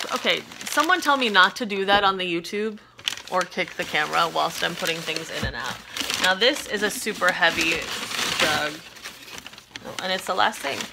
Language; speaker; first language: English; native; English